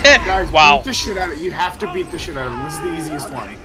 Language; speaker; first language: English; native; English